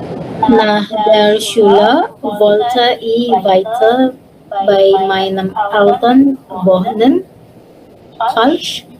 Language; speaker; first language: German; non-native, learner; Indonesian